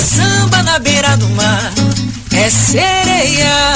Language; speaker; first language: Portuguese; native; Portuguese